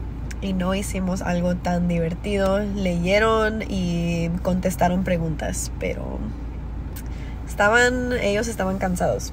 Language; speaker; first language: Spanish; early bilingual, heritage; Spanish